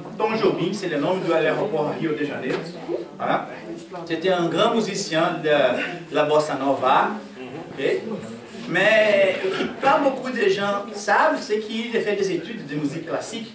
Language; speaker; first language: French; non-native, fluent; Portuguese